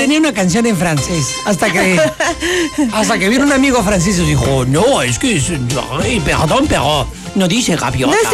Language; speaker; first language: Spanish; native; Spanish